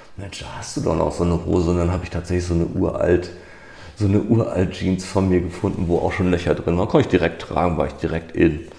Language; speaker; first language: German; native; German